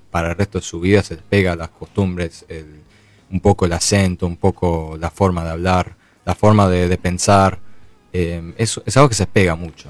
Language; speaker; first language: Spanish; early bilingual, heritage; Spanish